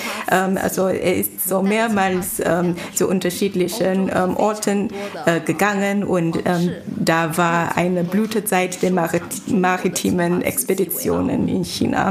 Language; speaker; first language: German; non-native, fluent; Chinese